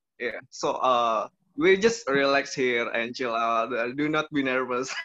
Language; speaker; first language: English; non-native, learner; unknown